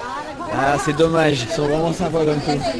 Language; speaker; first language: French; native; French